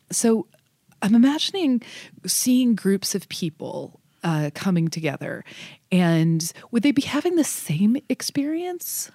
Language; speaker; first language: English; native; English